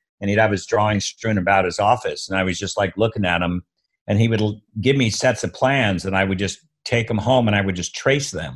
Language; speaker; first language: English; native; English